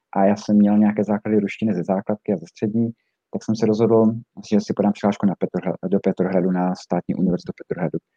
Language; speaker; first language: Czech; native; Czech